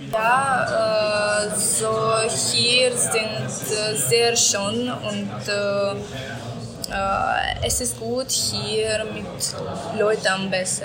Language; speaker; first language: German; non-native, learner; Ukrainian